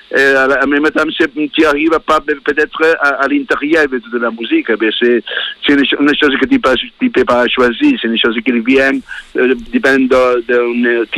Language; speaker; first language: French; non-native, learner; Spanish